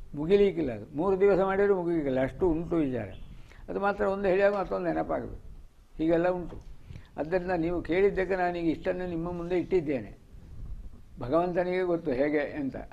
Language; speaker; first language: Kannada; native; Kannada